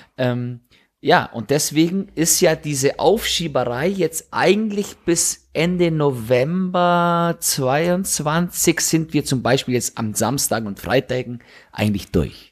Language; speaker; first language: German; early bilingual, other home language; Italian